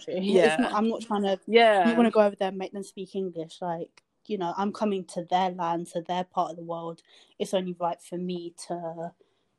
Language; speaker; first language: English; native; English